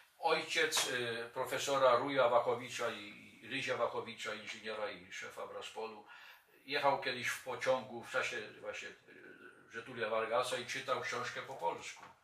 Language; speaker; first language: Polish; native; Polish